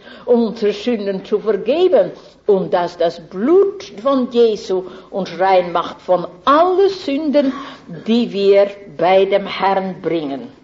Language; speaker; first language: German; non-native, fluent; Dutch